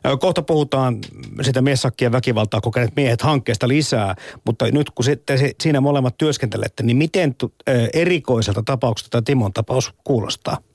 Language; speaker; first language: Finnish; native; Finnish